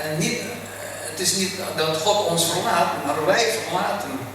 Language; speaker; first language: Dutch; early bilingual, other home language; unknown